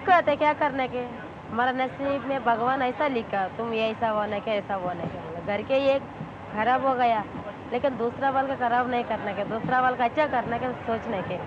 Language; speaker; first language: Hindi; non-native, local second language; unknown